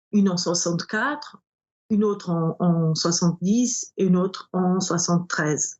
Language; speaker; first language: French; non-native, fluent; Portuguese